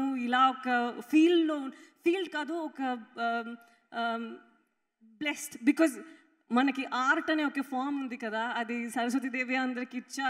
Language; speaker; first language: Telugu; non-native, fluent; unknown